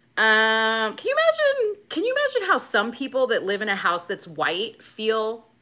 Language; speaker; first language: English; native; English